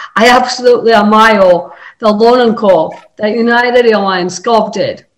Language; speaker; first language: English; native; English